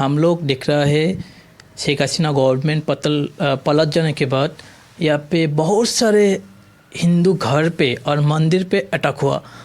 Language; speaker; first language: Hindi; non-native, learner; Bangla